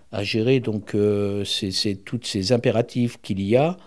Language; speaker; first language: French; native; French